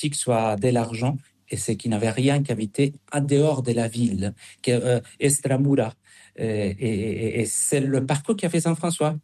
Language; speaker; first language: French; non-native, fluent; Spanish